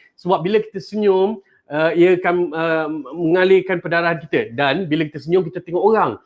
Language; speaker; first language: Malay; native; Malay